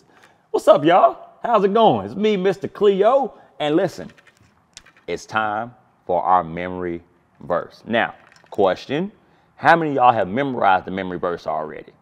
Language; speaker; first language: English; native; English